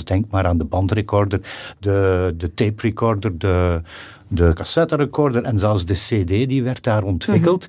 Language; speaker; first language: Dutch; native; Dutch